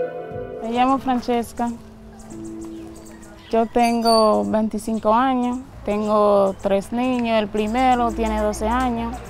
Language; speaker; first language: Spanish; early bilingual, heritage; Haitian Creole